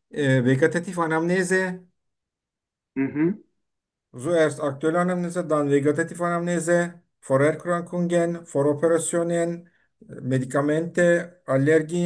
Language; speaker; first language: German; non-native, learner; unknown